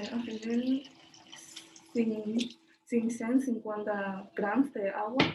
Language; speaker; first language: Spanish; non-native, learner; Chinese